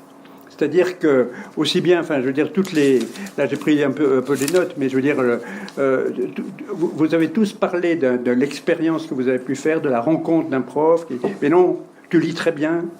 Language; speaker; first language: French; native; French